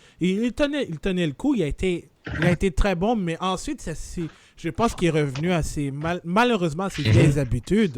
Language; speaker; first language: French; native; French